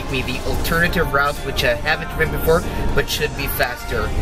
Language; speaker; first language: English; non-native, fluent; Norwegian